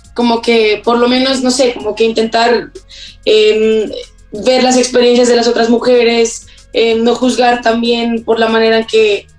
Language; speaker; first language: Spanish; native; Spanish